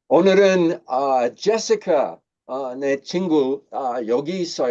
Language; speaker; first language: Korean; non-native, learner; English